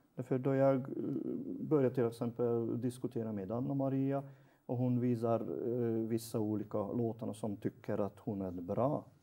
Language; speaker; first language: Swedish; non-native, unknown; Hungarian